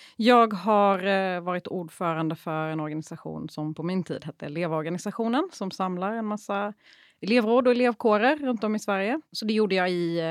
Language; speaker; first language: Swedish; early bilingual, other home language; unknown